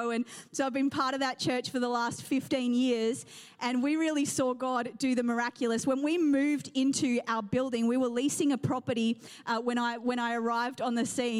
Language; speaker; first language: English; native; English